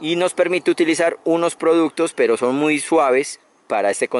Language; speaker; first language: Spanish; native; Spanish